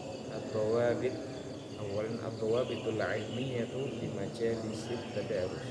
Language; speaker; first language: Arabic; non-native, fluent; Indonesian